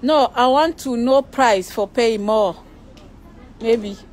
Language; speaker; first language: English; non-native, learner; French